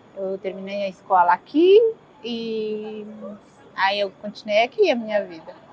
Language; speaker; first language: Portuguese; early bilingual, other home language; Spanish